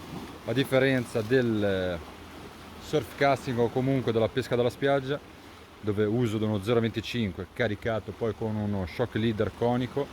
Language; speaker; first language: Italian; native; Italian